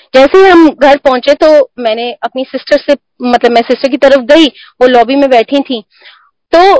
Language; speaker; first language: Hindi; non-native, local second language; Punjabi